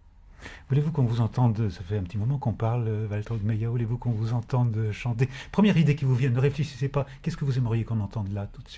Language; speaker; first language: French; native; French